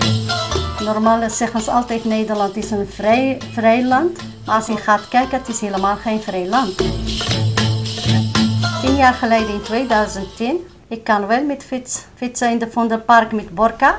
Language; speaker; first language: Dutch; non-native, learner; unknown